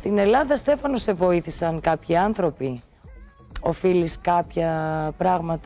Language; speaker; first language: Greek; native; Greek